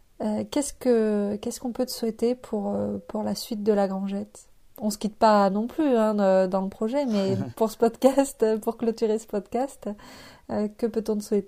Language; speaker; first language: French; native; French